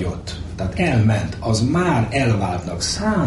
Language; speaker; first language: Hungarian; native; Hungarian